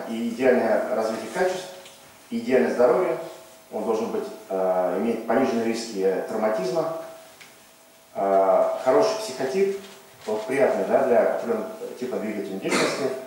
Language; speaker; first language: Russian; native; Russian